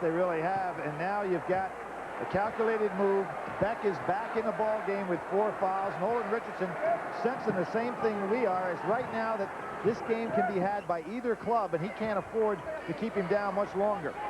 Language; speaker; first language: English; native; English